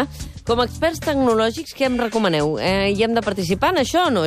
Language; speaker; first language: Catalan; native; Catalan